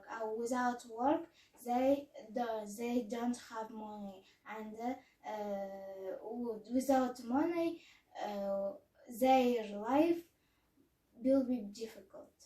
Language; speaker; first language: English; non-native, learner; Kazakh